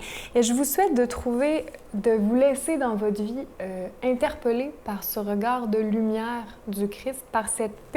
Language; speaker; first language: French; native; French